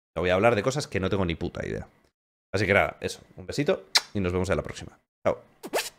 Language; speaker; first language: Spanish; native; Spanish